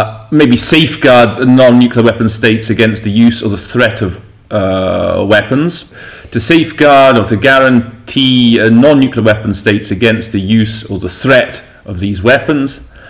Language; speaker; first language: English; native; English